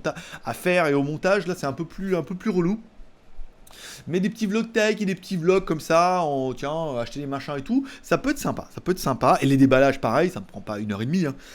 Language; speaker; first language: French; native; French